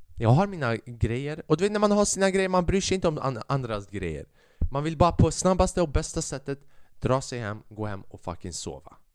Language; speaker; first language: Swedish; early bilingual, other home language; Albanian